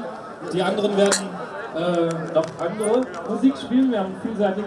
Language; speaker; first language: German; native; German